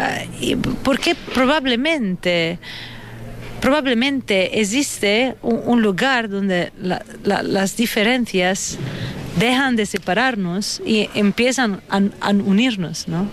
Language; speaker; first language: Spanish; non-native, fluent; Italian